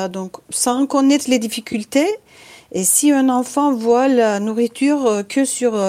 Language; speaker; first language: French; non-native, fluent; Turkish